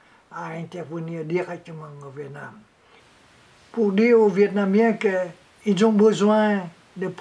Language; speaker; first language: French; non-native, local second language; Vietnamese